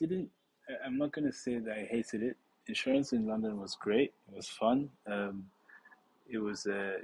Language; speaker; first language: English; non-native, local second language; Yoruba